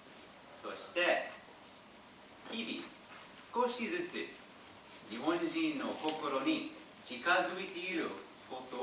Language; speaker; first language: Japanese; non-native, learner; English